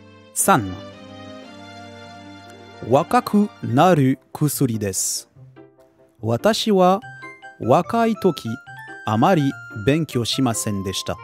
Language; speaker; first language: Japanese; non-native, learner; French